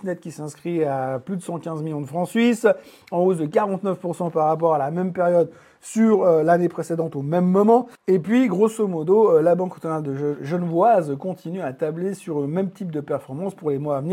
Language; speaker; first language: French; native; French